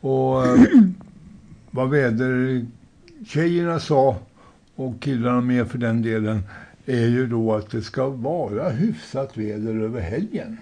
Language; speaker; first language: Swedish; native; Swedish